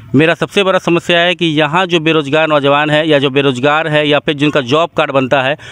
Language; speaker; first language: Hindi; native; Hindi